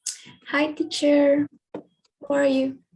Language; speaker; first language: English; non-native, learner; Spanish